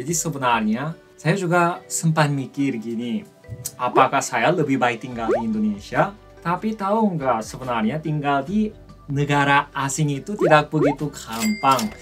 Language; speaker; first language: Indonesian; non-native, fluent; Korean